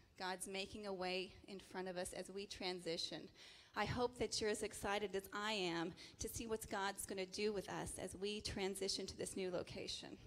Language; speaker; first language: English; native; English